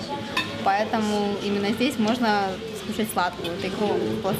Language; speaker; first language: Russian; non-native, local second language; Romanian